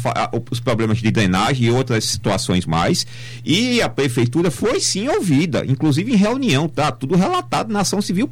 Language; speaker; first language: Portuguese; native; Portuguese